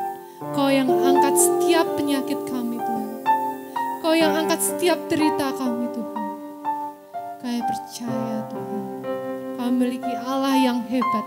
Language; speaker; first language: Indonesian; native; Indonesian